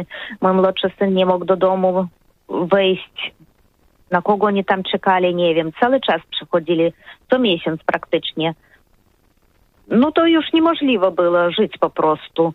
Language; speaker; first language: Polish; non-native, learner; Russian